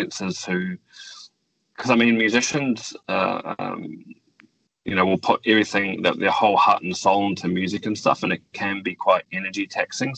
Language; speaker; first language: English; native; English